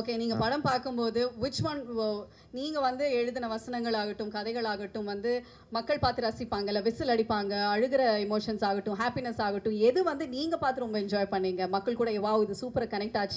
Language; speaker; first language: Tamil; native; Tamil